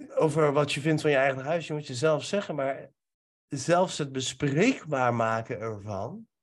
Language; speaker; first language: Dutch; early bilingual, other home language; Persian